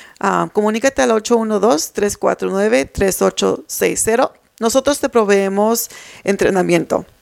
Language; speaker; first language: Spanish; early bilingual, heritage; Spanish